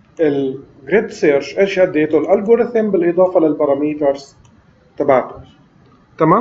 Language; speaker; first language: Arabic; native; Arabic